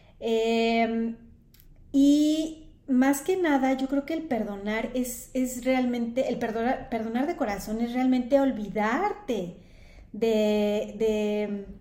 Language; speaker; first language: Spanish; native; Spanish